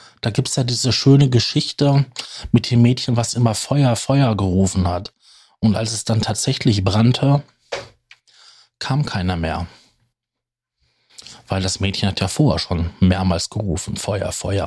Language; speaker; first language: German; native; German